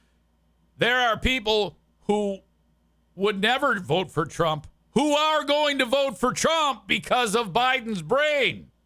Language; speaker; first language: English; native; English